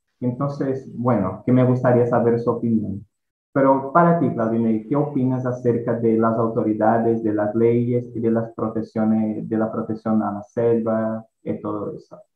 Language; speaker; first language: Spanish; non-native, fluent; Portuguese